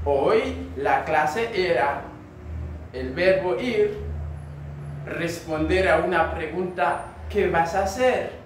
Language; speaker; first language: Spanish; non-native, learner; Haitian Creole